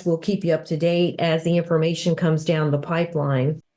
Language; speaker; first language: English; native; English